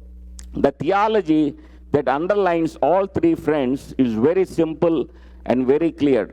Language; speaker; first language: English; non-native, local second language; Telugu